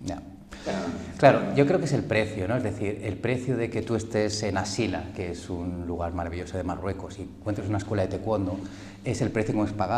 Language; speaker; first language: Spanish; early bilingual, other home language; Korean